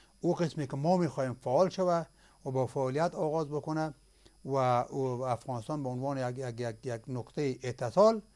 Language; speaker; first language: Persian; native; Persian